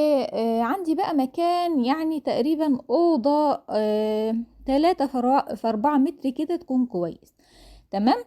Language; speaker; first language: Arabic; native; Arabic